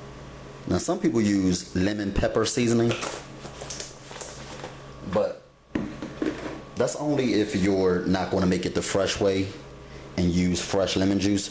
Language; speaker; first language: English; native; English